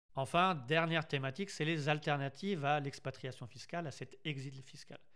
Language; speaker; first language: French; native; French